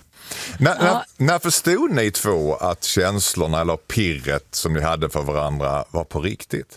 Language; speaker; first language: Swedish; native; Swedish